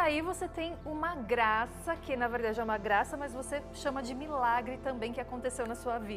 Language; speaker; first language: Portuguese; native; Portuguese